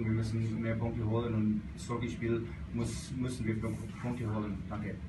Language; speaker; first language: German; non-native, fluent; English